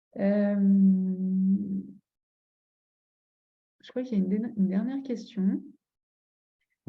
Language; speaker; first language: French; native; French